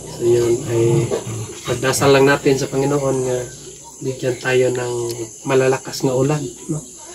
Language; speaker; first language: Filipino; non-native, local second language; Cebuano